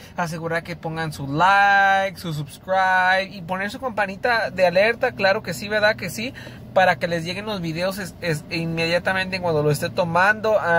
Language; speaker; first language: Spanish; early bilingual, heritage; Spanish